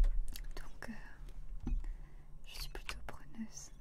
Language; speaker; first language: French; native; French